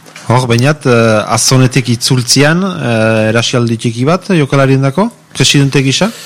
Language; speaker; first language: Basque; native; Basque